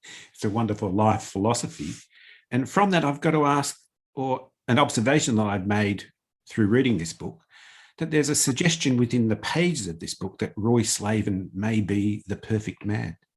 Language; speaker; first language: English; native; English